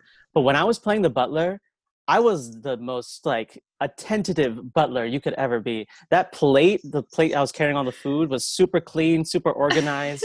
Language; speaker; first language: English; native; English